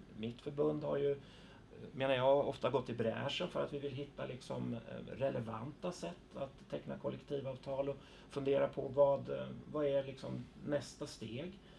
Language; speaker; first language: Swedish; native; Swedish